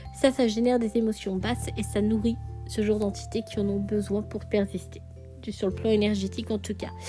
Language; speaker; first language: French; native; French